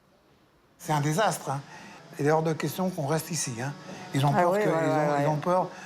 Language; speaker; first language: French; native; French